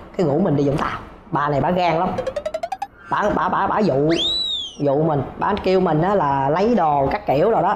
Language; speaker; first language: Vietnamese; non-native, local second language; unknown